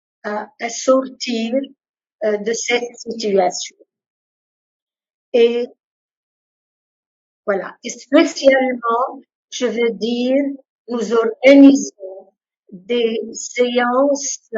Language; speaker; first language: French; non-native, local second language; Arabic